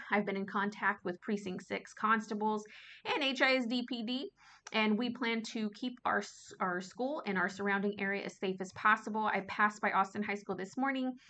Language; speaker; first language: English; native; English